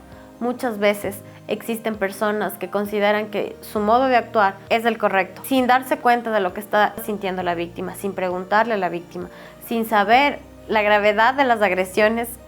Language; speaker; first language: Spanish; native; Spanish